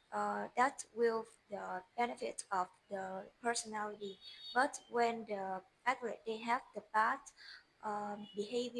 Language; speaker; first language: English; non-native, learner; Vietnamese